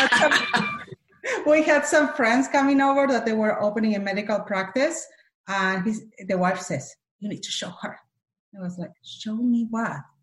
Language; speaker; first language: English; non-native, fluent; Spanish